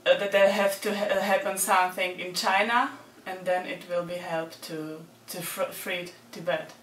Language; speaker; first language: English; non-native, learner; Czech